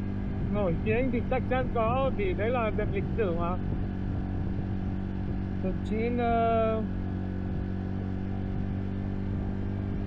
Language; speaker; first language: Vietnamese; non-native, fluent; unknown